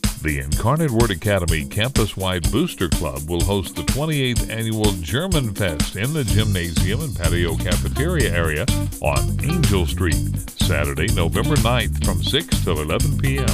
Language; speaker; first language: English; native; English